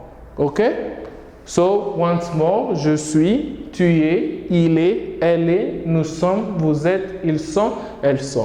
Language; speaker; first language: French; non-native, fluent; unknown